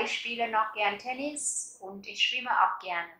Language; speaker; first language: German; non-native, fluent; Vietnamese